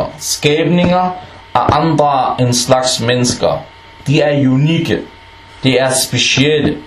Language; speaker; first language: Danish; non-native, fluent; Arabic